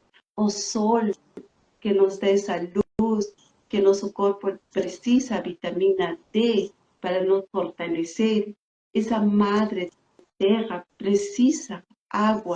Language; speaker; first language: Portuguese; non-native, fluent; Spanish